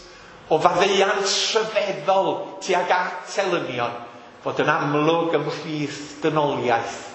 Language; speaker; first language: Welsh; native; Welsh